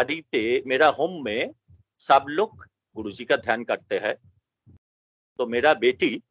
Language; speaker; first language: Hindi; non-native, local second language; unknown